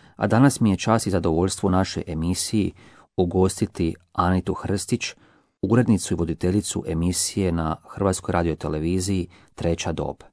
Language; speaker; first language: Croatian; native; Croatian